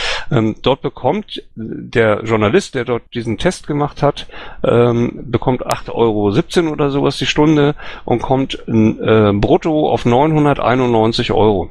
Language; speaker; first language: German; native; German